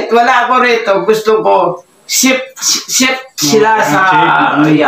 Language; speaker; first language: Filipino; non-native, local second language; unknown